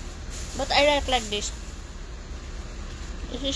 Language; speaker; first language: English; non-native, learner; Filipino